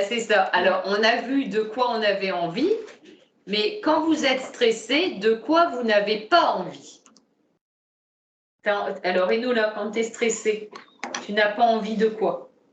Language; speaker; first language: French; native; French